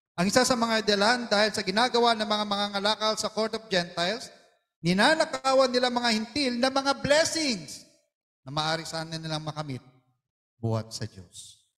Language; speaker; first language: Filipino; non-native, local second language; Iloko